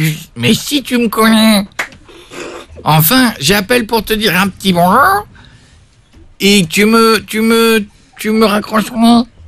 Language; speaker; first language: French; native; French